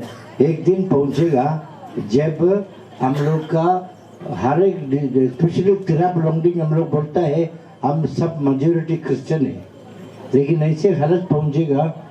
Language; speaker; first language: Hindi; non-native, local second language; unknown